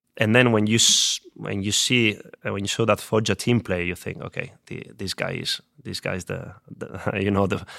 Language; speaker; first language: English; non-native, fluent; Spanish